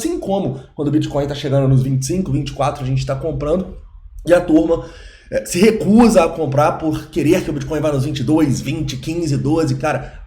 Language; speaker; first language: Portuguese; native; Portuguese